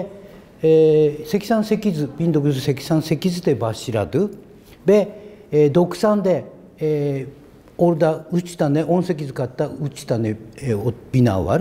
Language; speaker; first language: Turkish; non-native, learner; Japanese